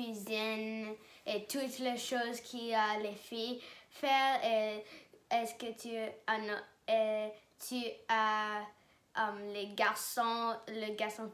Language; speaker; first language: French; non-native, learner; English